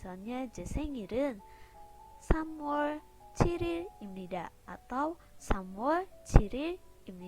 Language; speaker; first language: Korean; non-native, fluent; Indonesian